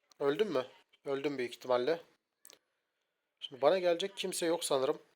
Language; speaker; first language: Turkish; native; Turkish